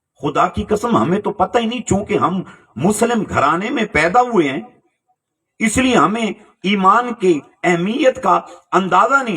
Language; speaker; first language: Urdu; non-native, local second language; Punjabi